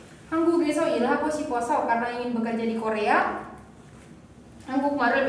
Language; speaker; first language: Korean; non-native, fluent; Indonesian